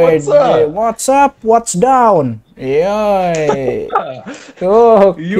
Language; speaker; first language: English; non-native, learner; Indonesian